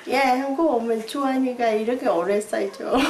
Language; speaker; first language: Korean; non-native, learner; Vietnamese